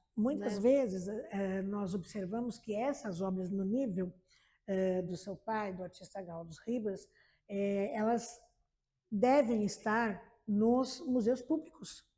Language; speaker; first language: Portuguese; native; Portuguese